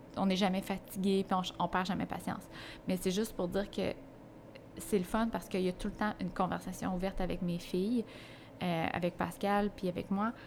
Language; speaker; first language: French; native; French